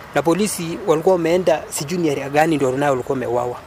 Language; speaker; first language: Swahili; non-native, local second language; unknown